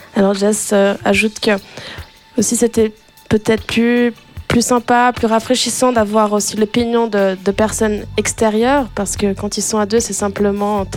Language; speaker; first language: French; native; French